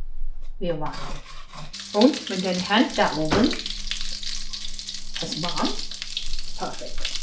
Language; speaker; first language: German; non-native, learner; Chinese